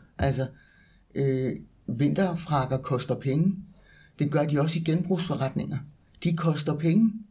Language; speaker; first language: Danish; native; Danish